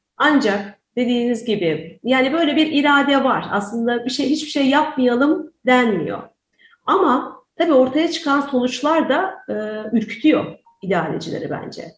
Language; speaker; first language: Turkish; native; Turkish